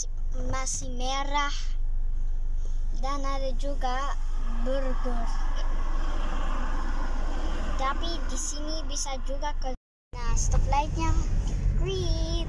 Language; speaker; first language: Indonesian; early bilingual, heritage; Indonesian